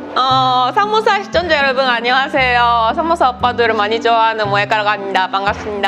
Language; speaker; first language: Korean; non-native, fluent; Japanese